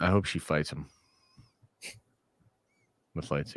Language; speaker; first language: English; native; English